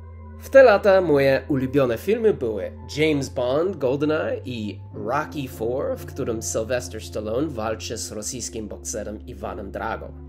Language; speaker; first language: Polish; non-native, learner; English